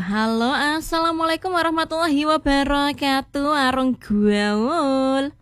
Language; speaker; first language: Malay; non-native, local second language; Javanese